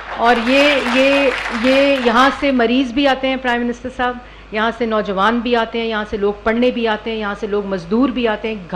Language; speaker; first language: Urdu; non-native, local second language; Pahari-Potwari